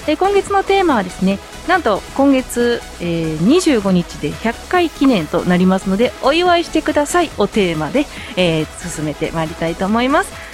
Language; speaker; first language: Japanese; native; Japanese